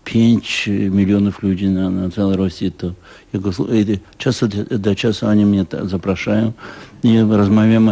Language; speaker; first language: Polish; non-native, fluent; Russian